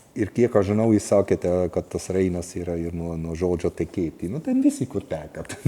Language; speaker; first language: Lithuanian; non-native, fluent; Swiss German